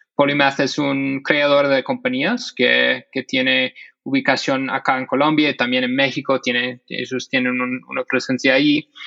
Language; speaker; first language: Spanish; non-native, fluent; English